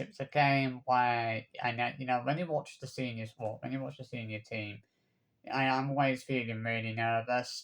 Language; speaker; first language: English; native; English